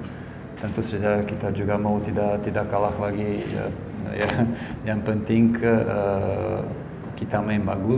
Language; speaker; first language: Indonesian; non-native, fluent; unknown